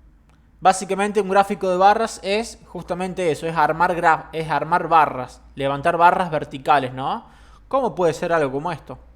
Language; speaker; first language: Spanish; native; Spanish